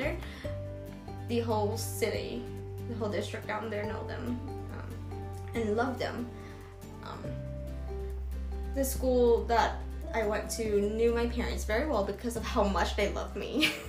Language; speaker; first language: English; non-native, fluent; Vietnamese